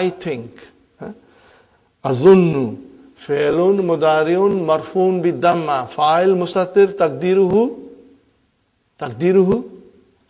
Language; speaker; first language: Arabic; non-native, fluent; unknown